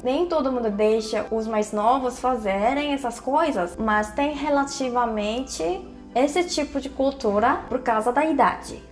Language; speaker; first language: Portuguese; non-native, fluent; Korean